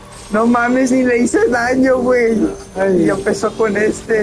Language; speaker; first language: Spanish; native; Spanish